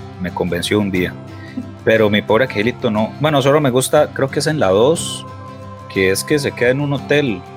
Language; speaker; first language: Spanish; native; Spanish